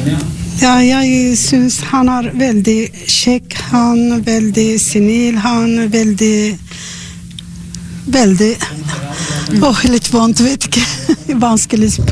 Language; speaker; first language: Norwegian; non-native, learner; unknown